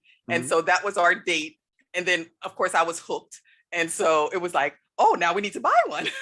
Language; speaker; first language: English; native; English